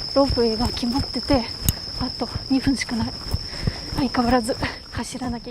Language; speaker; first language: Japanese; non-native, fluent; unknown